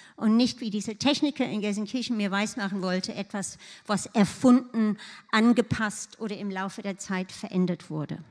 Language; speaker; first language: German; non-native, fluent; English